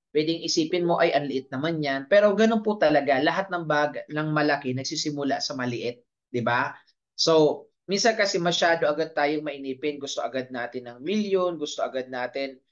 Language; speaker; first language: Filipino; non-native, local second language; Bikol